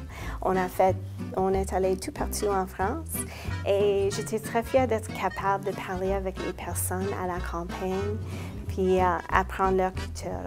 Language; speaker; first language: French; non-native, local second language; English